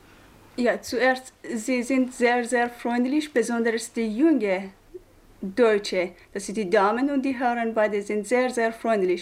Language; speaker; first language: German; non-native, fluent; Persian